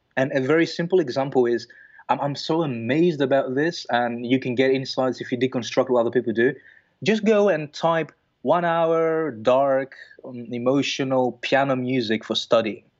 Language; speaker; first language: English; non-native, fluent; Greek